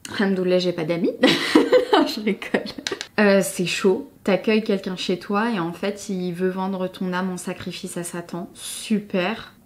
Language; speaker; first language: French; native; French